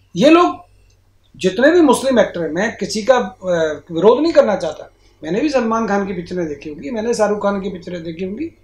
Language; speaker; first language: Hindi; native; Hindi